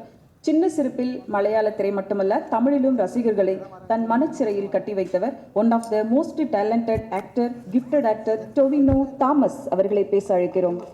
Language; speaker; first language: Tamil; native; Tamil